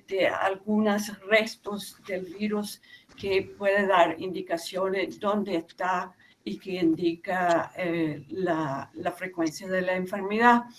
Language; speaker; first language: Spanish; non-native, fluent; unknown